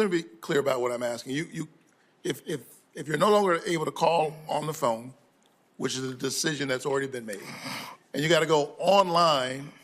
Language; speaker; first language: English; native; English